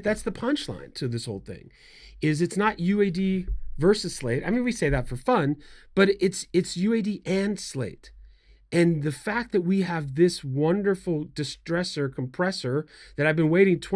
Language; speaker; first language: English; native; English